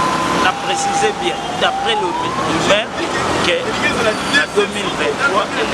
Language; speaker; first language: French; non-native, local second language; Lingala